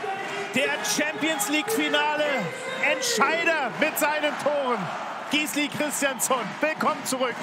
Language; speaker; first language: German; native; German